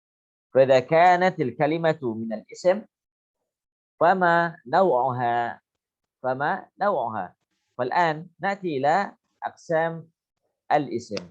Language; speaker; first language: Arabic; non-native, fluent; Indonesian